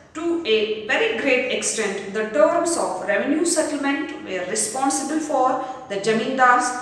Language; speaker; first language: English; non-native, local second language; Kannada